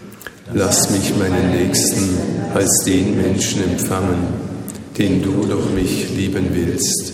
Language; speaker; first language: German; native; German